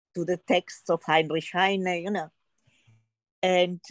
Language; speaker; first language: English; early bilingual, heritage; Polish